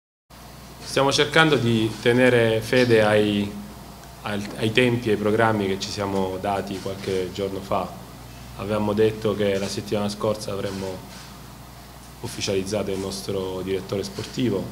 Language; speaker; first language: Italian; native; Italian